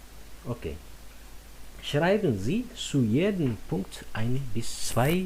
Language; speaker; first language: German; non-native, fluent; Tigrinya